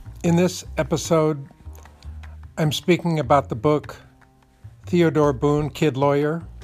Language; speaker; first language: English; native; English